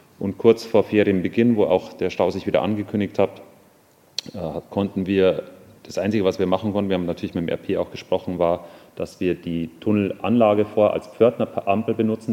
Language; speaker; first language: German; native; German